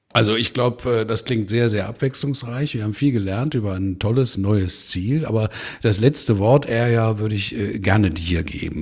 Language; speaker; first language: German; native; German